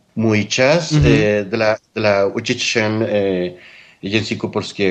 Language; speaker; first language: Polish; non-native, learner; Spanish